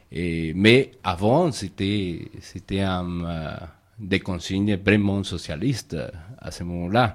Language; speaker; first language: French; non-native, fluent; Spanish